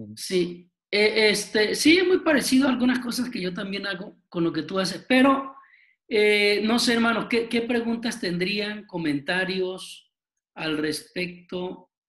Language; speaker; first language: Spanish; native; Spanish